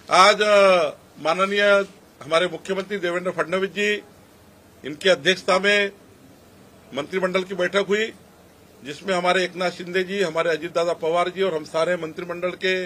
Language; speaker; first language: Hindi; non-native, local second language; Marathi